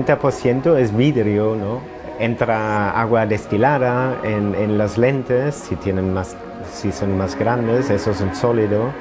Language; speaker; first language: Spanish; non-native, fluent; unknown